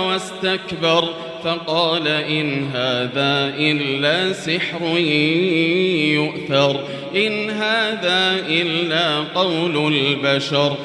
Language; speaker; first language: Arabic; native; Arabic